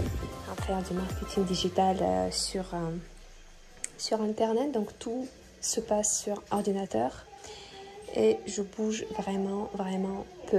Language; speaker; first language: French; non-native, fluent; Russian